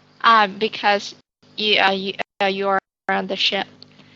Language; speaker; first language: English; non-native, learner; Vietnamese